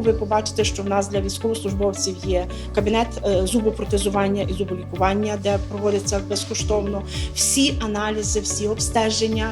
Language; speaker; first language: Ukrainian; native; Ukrainian